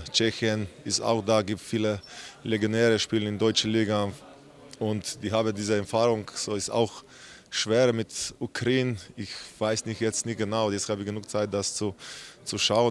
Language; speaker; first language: German; non-native, learner; Slovenian